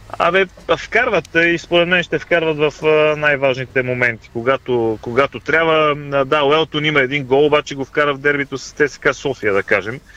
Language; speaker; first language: Bulgarian; native; Bulgarian